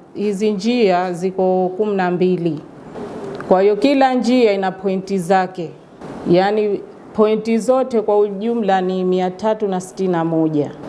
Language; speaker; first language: Swahili; native; Swahili